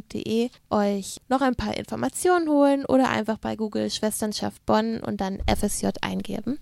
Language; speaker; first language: German; native; German